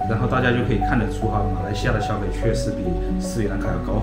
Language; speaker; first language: Chinese; native; Chinese